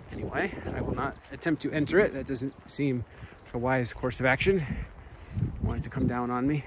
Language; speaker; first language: English; native; English